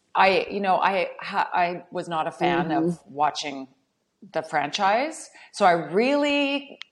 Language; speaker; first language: English; native; English